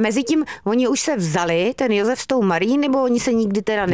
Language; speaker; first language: Czech; native; Czech